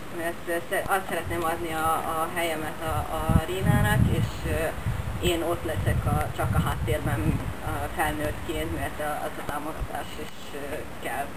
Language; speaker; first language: Hungarian; non-native, fluent; Finnish